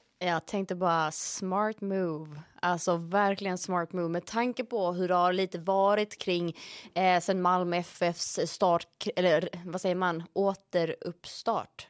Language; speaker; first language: Swedish; native; Swedish